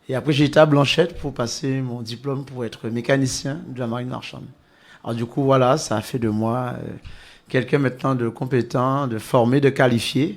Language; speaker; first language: French; native; French